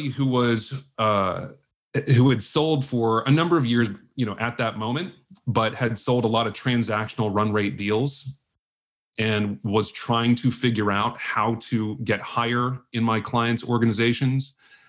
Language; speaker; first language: English; native; English